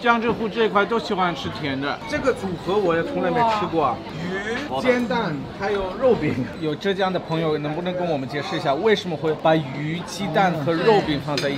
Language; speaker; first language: Chinese; non-native, fluent; German